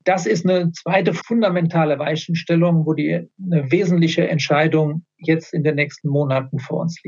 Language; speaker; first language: German; native; German